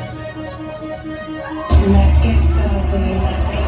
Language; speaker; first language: English; non-native, fluent; Turkish